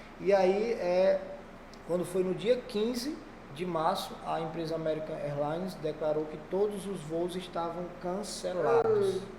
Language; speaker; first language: Portuguese; native; Portuguese